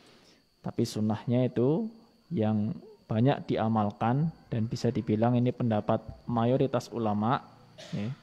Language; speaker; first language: Indonesian; non-native, local second language; Javanese